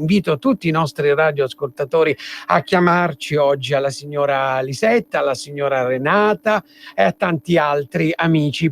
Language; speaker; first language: Italian; native; Italian